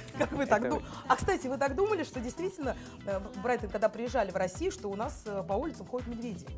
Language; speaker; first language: Russian; native; Russian